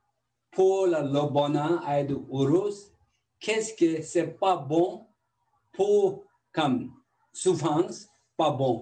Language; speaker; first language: French; non-native, learner; Tibetan